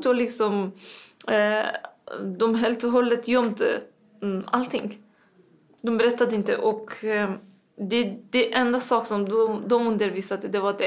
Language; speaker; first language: Swedish; non-native, fluent; Persian